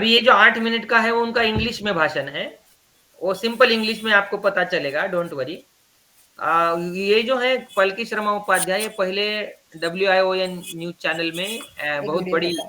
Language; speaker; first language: Hindi; native; Hindi